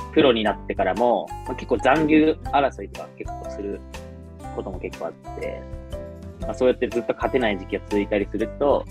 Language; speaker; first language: Japanese; native; Japanese